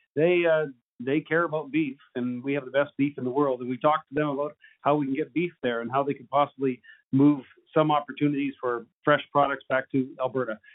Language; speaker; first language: English; native; English